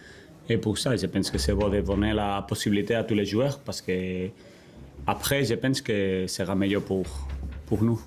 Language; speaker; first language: French; non-native, learner; Spanish